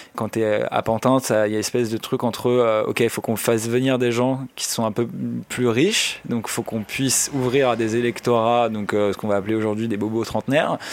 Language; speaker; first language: French; native; French